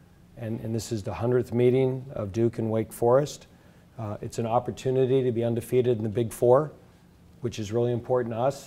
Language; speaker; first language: English; native; English